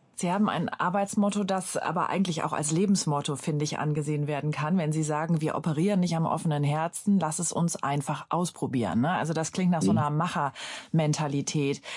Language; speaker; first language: German; native; German